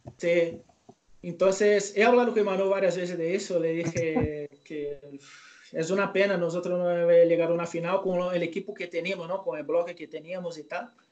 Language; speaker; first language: Spanish; non-native, fluent; Portuguese